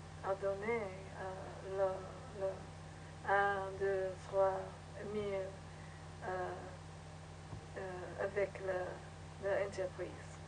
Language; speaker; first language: French; non-native, learner; English